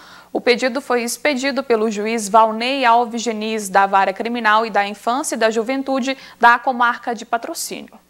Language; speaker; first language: Portuguese; native; Portuguese